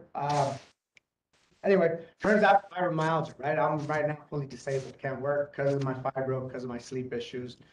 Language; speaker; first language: English; native; English